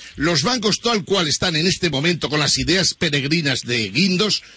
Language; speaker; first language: Spanish; native; Spanish